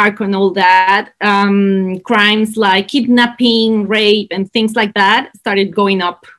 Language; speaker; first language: English; non-native, fluent; Spanish